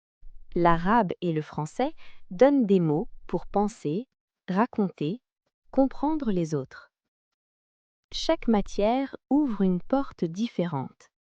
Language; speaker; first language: French; non-native, local second language; Arabic